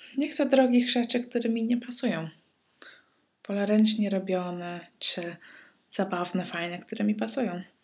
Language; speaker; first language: Polish; early bilingual, heritage; Polish